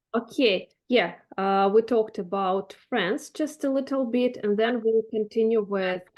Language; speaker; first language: English; non-native, fluent; Russian